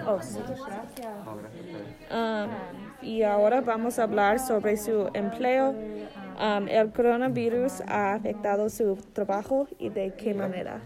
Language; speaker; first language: Spanish; non-native, learner; English